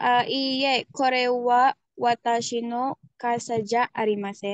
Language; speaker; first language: Japanese; non-native, learner; Filipino